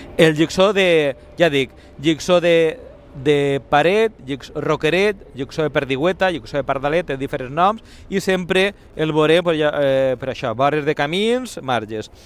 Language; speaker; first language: Catalan; native; Catalan